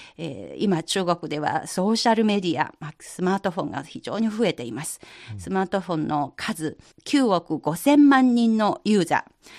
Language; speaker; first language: Japanese; non-native, fluent; Chinese